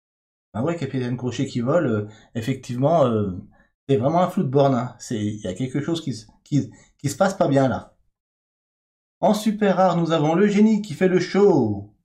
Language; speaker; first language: French; native; French